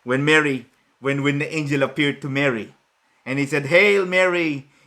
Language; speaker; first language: English; non-native, local second language; Filipino